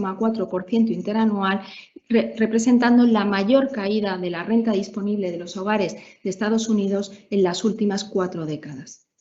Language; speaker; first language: Spanish; native; Spanish